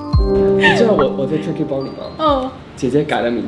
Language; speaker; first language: Chinese; non-native, local second language; Cantonese